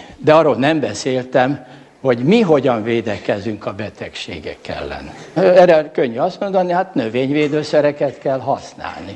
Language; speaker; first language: Hungarian; native; Hungarian